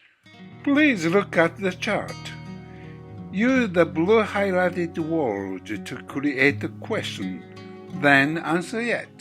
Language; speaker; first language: English; non-native, fluent; Japanese